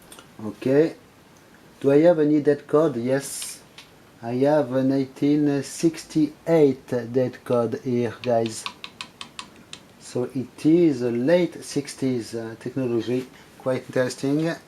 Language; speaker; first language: English; non-native, fluent; French